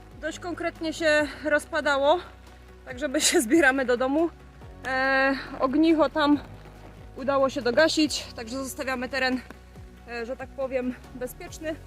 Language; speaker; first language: Polish; native; Polish